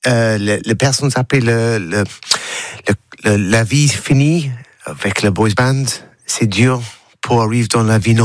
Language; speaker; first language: French; non-native, learner; English